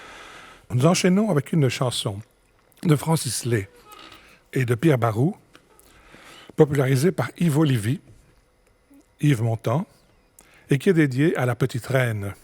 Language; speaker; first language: French; native; French